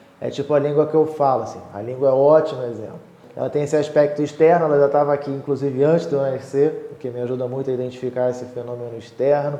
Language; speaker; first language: Portuguese; native; Portuguese